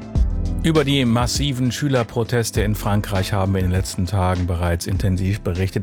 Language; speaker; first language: German; native; German